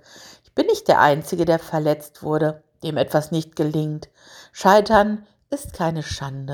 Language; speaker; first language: German; native; German